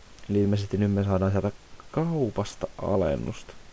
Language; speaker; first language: Finnish; native; Finnish